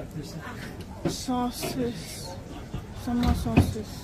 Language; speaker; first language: English; non-native, learner; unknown